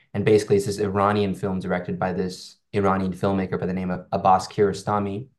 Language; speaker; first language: English; non-native, local second language; Cantonese